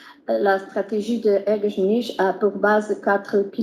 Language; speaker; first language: French; non-native, fluent; Portuguese